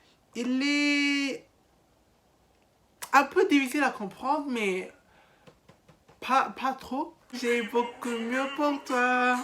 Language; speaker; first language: French; non-native, learner; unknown